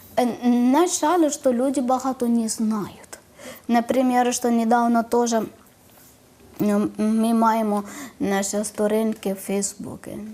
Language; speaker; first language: Ukrainian; non-native, learner; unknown